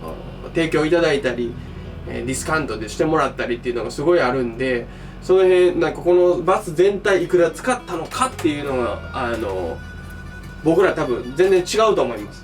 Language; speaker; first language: Japanese; native; Japanese